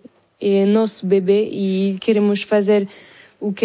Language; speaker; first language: Portuguese; non-native, fluent; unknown